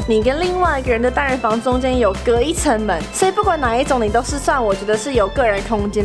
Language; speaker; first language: Chinese; native; Chinese